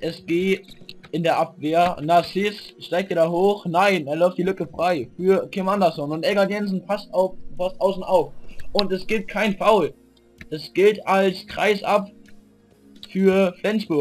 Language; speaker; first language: German; native; German